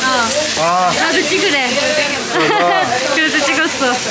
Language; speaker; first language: Korean; non-native, fluent; Turkish